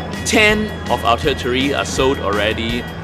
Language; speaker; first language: English; non-native, local second language; Cantonese